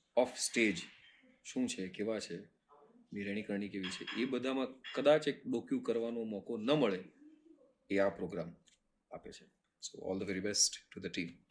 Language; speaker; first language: Gujarati; native; Gujarati